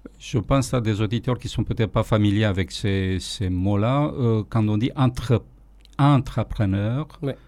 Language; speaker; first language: French; non-native, fluent; Romanian